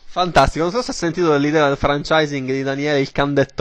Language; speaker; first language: Italian; native; Italian